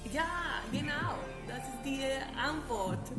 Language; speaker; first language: German; non-native, learner; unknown